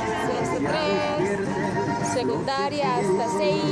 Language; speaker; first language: Spanish; native; Spanish